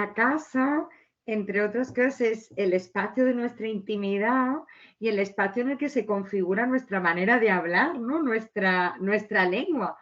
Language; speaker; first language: Spanish; non-native, learner; Chinese